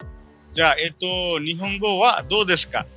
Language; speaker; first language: Japanese; non-native, fluent; Bangla